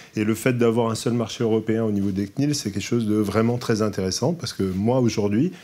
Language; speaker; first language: French; native; French